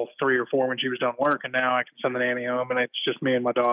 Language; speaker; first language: English; native; English